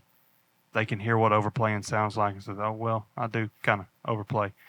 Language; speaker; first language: English; native; English